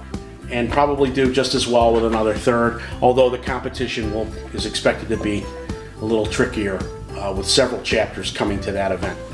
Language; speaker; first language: English; native; English